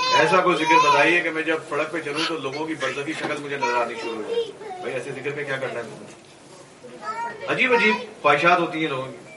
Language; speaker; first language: Urdu; native; Urdu